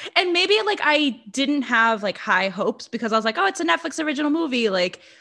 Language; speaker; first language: English; non-native, fluent; Portuguese